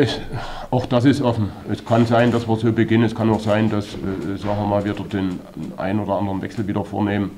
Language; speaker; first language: German; native; German